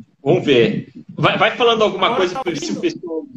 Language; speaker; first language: Portuguese; native; Portuguese